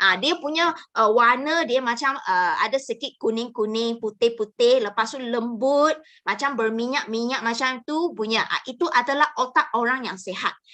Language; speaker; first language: Malay; non-native, local second language; Chinese